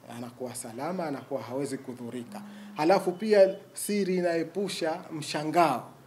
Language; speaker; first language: Swahili; native; Swahili